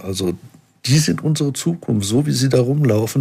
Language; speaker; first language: German; native; German